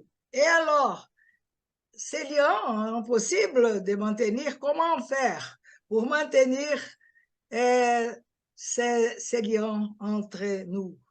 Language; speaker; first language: French; non-native, learner; Portuguese